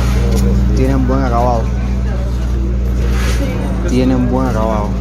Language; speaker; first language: Spanish; native; Spanish